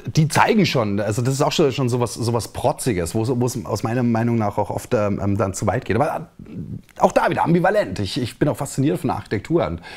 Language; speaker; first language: German; native; German